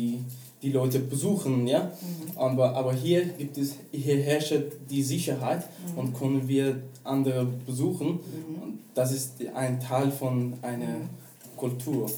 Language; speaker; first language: German; non-native, learner; Persian